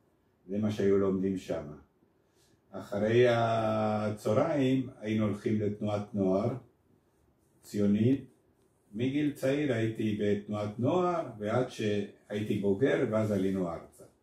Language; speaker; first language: Hebrew; non-native, fluent; Spanish